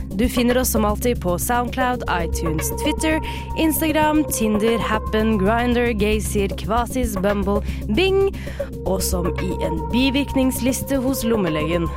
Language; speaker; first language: Norwegian; native; Norwegian